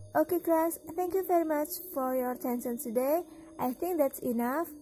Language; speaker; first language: English; non-native, learner; Indonesian